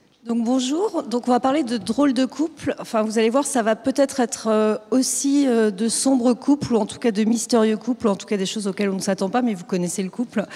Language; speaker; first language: French; native; French